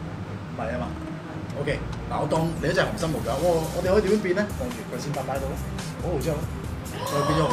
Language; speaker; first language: Cantonese; native; Cantonese